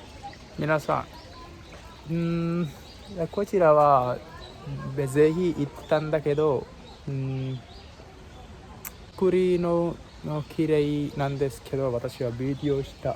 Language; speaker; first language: Japanese; non-native, learner; Sinhala